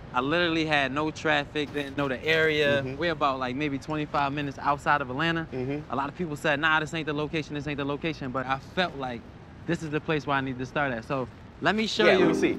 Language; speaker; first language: English; native; English